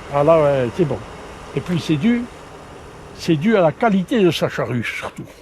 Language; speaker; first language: French; native; French